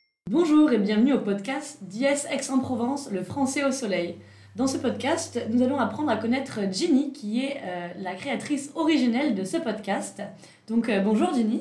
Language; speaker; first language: French; native; French